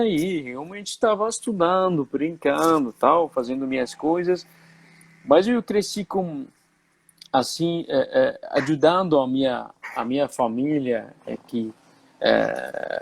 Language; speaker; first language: Portuguese; non-native, fluent; Arabic